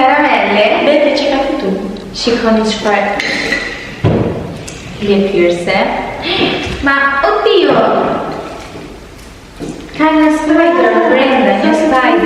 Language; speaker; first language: Albanian; early bilingual, heritage; Albanian